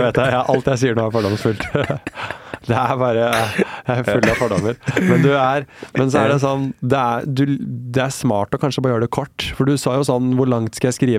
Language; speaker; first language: Norwegian; native; Norwegian